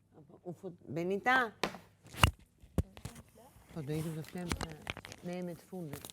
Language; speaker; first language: Albanian; native; Albanian